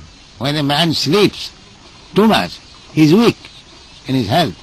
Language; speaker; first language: English; non-native, local second language; Bangla